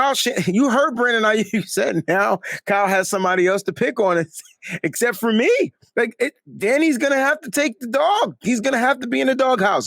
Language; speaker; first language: English; native; English